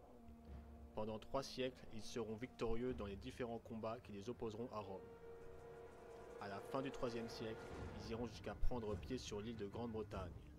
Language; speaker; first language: French; native; French